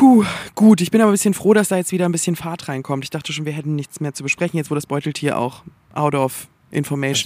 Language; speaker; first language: German; native; German